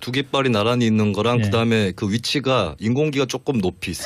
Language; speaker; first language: Korean; native; Korean